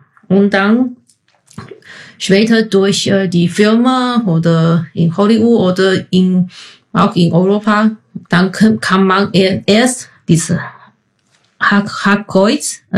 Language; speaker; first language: German; non-native, fluent; Chinese